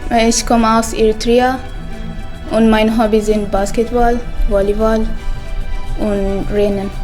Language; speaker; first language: German; non-native, learner; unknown